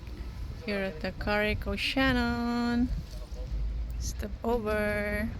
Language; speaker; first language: English; non-native, local second language; Filipino